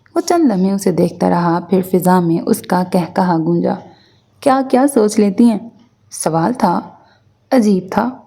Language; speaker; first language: Urdu; native; Urdu